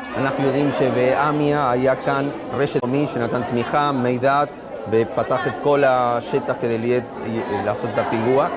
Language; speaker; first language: Hebrew; early bilingual, heritage; Spanish